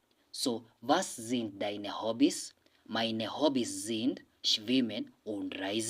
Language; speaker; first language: German; non-native, learner; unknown